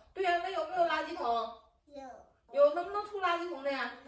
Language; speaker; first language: Chinese; native; Chinese